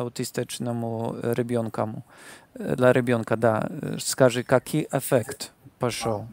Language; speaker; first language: Russian; non-native, learner; Polish